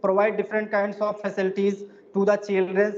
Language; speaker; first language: English; non-native, fluent; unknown